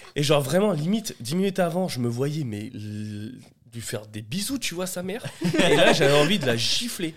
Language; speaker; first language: French; early bilingual, other home language; Portuguese